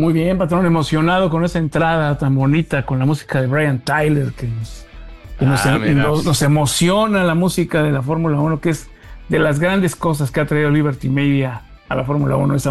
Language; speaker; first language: Spanish; native; Spanish